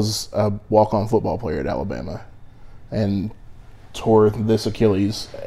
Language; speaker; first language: English; native; English